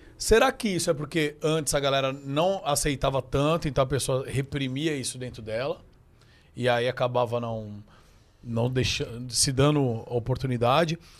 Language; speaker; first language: Portuguese; native; Portuguese